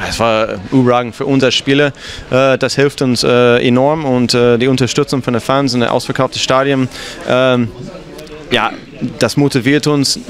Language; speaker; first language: German; non-native, fluent; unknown